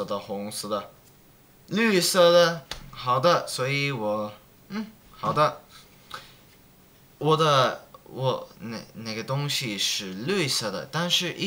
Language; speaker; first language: Chinese; non-native, learner; English